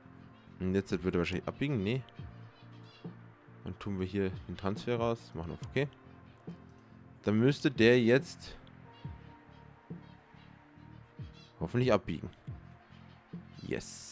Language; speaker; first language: German; native; German